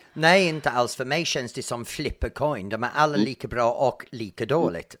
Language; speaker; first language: Swedish; non-native, fluent; English